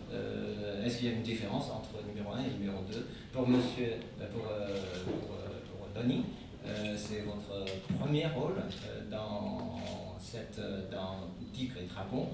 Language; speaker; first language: French; non-native, fluent; Chinese